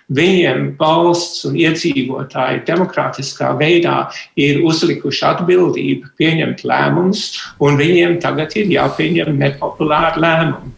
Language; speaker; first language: Latvian; early bilingual, heritage; Latvian